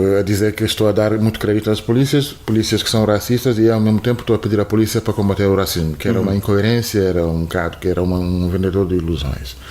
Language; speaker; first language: Portuguese; non-native, fluent; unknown